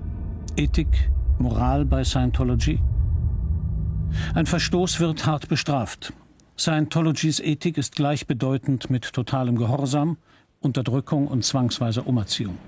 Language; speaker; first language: German; native; German